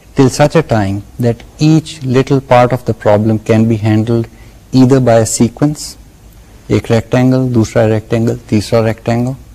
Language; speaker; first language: English; non-native, local second language; Urdu